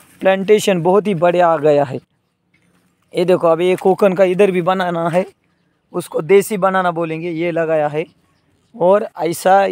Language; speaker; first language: Hindi; non-native, local second language; Marathi